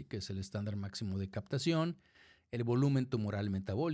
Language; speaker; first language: Spanish; native; Spanish